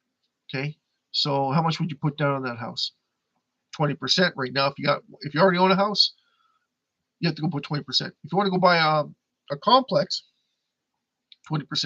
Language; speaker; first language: English; native; English